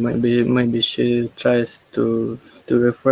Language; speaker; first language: English; non-native, learner; Russian